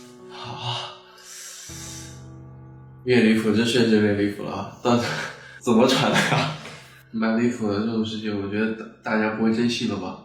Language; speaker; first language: Chinese; native; Chinese